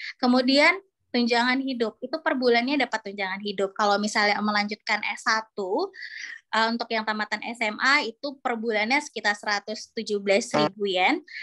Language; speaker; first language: Indonesian; native; Indonesian